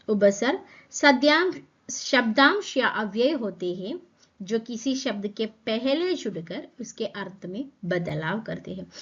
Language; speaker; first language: Hindi; non-native, local second language; Malayalam